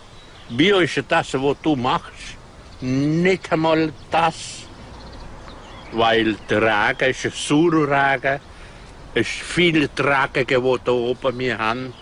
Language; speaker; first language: German; non-native, learner; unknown